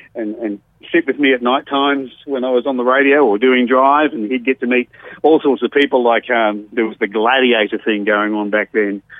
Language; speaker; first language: English; native; English